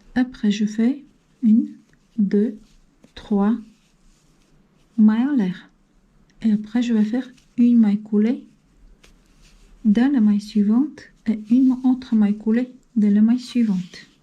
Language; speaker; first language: French; non-native, fluent; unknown